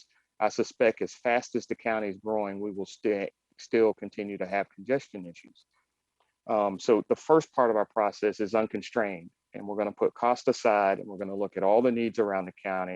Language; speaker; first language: English; native; English